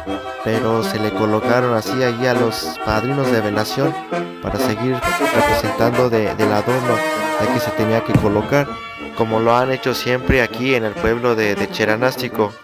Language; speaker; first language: Spanish; native; Spanish